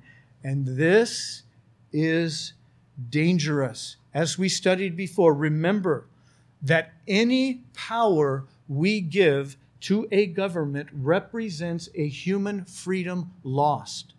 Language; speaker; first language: English; native; English